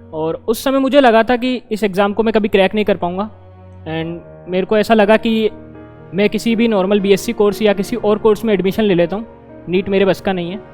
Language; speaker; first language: Hindi; native; Hindi